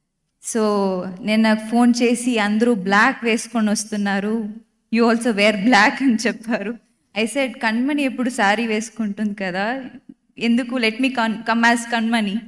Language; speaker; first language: Telugu; non-native, learner; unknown